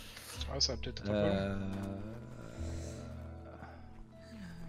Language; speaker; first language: French; native; French